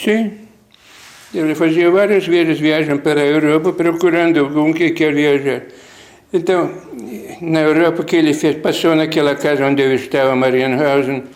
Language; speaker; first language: Portuguese; non-native, fluent; Lithuanian